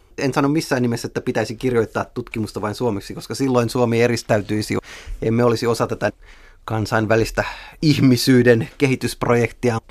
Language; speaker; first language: Finnish; native; Finnish